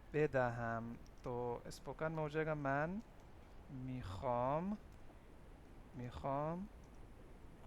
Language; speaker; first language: Persian; non-native, fluent; Urdu